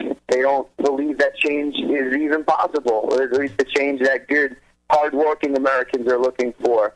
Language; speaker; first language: English; native; English